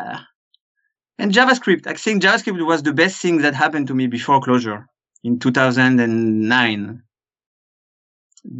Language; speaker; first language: English; non-native, fluent; French